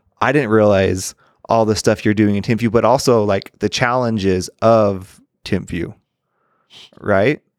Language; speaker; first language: English; native; English